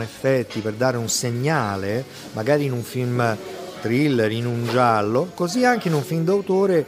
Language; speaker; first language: Italian; native; Italian